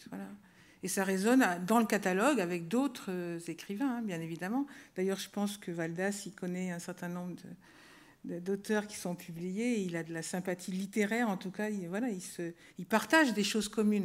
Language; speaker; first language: French; native; French